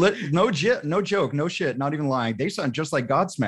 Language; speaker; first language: English; native; English